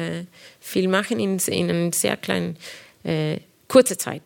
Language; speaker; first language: German; non-native, fluent; Spanish